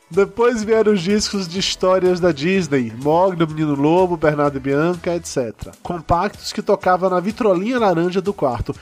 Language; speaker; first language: Portuguese; native; Portuguese